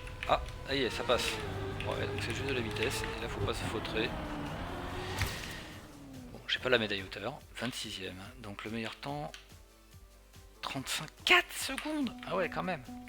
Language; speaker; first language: French; native; French